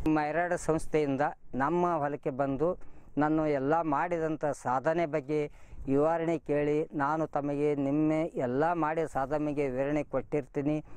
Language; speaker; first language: Kannada; native; Kannada